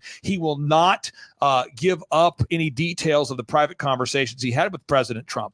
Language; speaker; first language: English; native; English